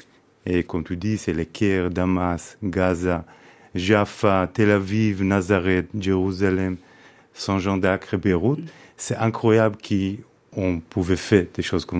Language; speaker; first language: French; non-native, fluent; Hebrew